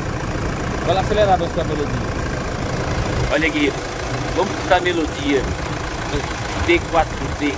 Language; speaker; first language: Portuguese; native; Portuguese